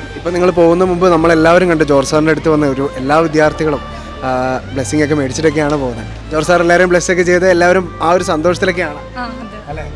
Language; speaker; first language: Malayalam; native; Malayalam